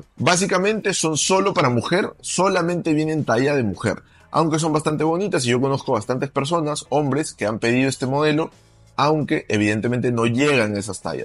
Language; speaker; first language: Spanish; native; Spanish